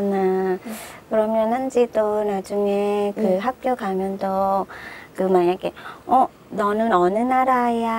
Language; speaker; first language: Korean; non-native, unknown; Khmer